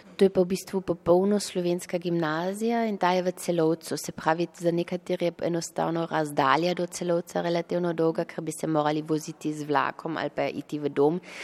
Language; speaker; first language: Slovenian; early bilingual, heritage; Slovenian